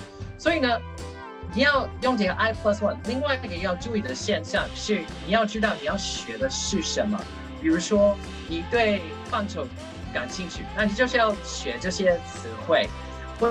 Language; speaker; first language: Chinese; non-native, fluent; English